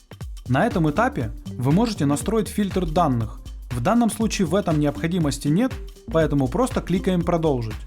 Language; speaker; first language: Russian; native; Russian